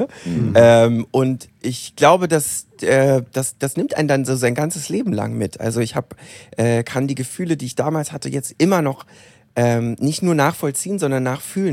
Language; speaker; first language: German; native; German